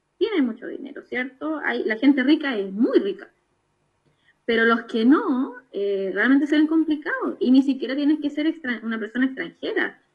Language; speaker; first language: Spanish; native; Spanish